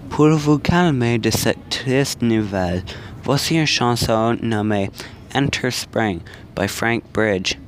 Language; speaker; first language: French; non-native, learner; English